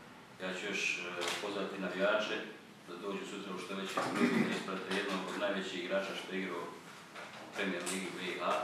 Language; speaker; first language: Croatian; native; Croatian